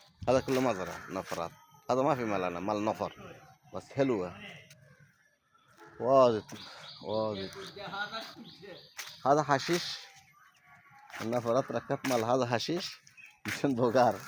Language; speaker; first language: Arabic; non-native, learner; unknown